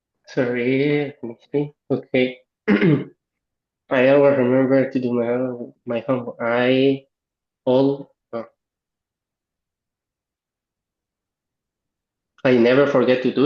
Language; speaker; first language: English; non-native, learner; Spanish